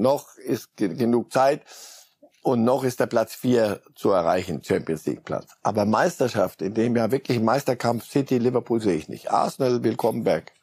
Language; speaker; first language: German; native; German